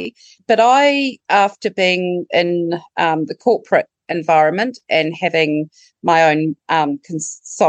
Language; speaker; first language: English; native; English